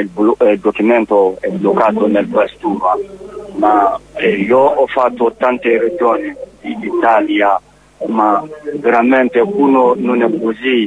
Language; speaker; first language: Italian; non-native, learner; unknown